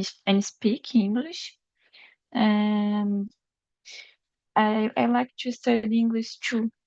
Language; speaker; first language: English; non-native, learner; Portuguese